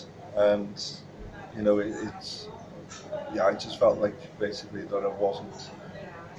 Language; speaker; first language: English; native; English